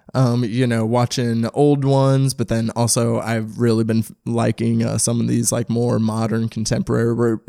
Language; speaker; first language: English; native; English